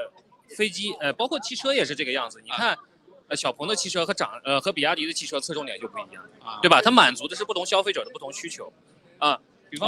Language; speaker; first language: Chinese; native; Chinese